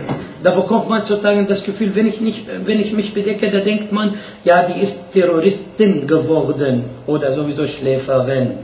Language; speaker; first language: German; non-native, fluent; Arabic